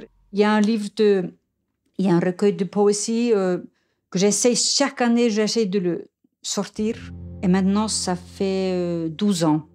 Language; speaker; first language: French; non-native, fluent; Icelandic